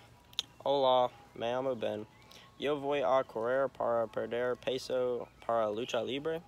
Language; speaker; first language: Spanish; non-native, learner; English